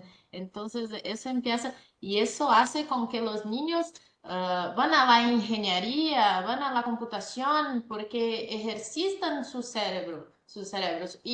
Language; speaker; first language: Spanish; non-native, fluent; Portuguese